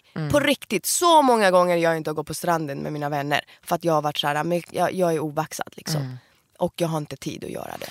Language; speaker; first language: Swedish; early bilingual, other home language; Persian